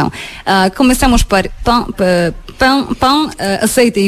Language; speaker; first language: Portuguese; non-native, fluent; Polish